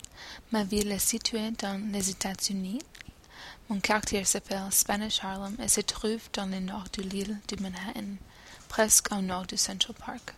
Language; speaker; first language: French; non-native, learner; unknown